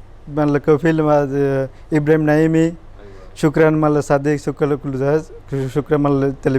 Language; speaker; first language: Arabic; non-native, learner; Bangla